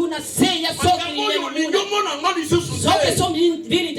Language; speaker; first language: Swedish; non-native, learner; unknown